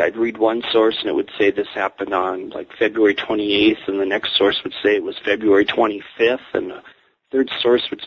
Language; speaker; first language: English; native; English